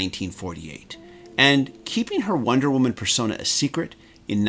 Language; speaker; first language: English; native; English